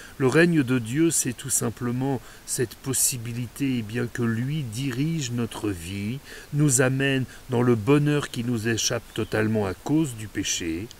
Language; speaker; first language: French; native; French